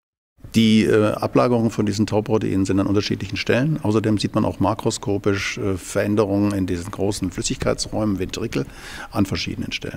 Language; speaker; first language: German; native; German